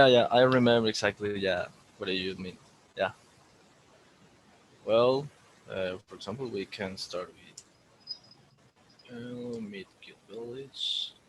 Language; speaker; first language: English; non-native, learner; Spanish